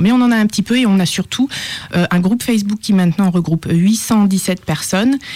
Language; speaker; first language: French; native; French